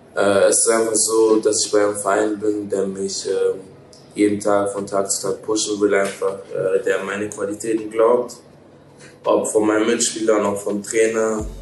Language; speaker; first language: German; native; German